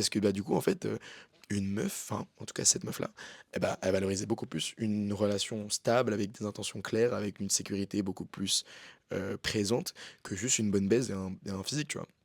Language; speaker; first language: French; native; French